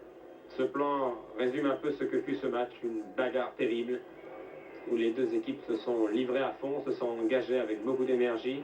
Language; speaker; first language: French; native; French